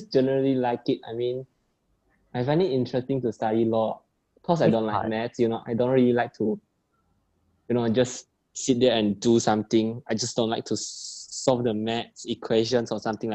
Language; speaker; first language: English; non-native, local second language; Chinese